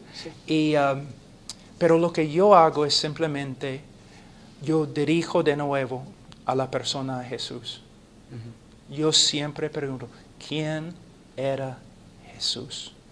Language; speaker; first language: Spanish; non-native, fluent; English